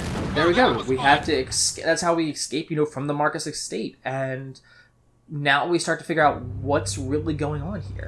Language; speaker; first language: English; native; English